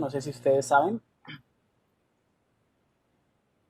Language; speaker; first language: Spanish; native; Spanish